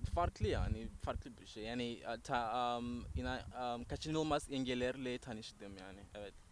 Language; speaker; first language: Turkish; non-native, learner; Tswana